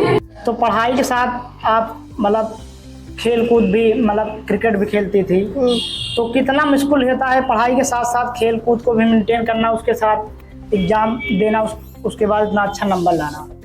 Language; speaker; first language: Hindi; native; Hindi